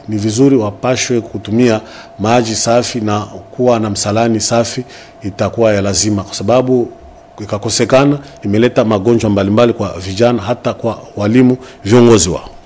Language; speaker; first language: Swahili; native; Swahili